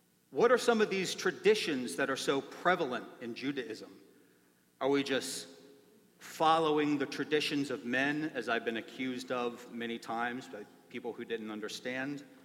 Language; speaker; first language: English; native; English